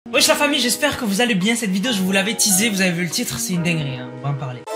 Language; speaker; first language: French; native; French